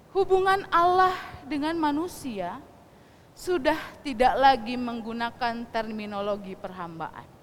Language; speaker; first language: Indonesian; non-native, local second language; Sundanese